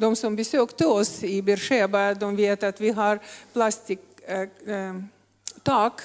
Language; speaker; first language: Swedish; non-native, learner; Russian